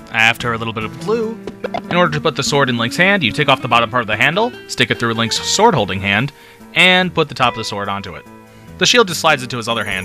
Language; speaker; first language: English; native; English